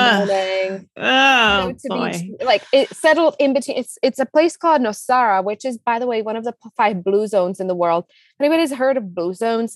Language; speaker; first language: English; non-native, fluent; Czech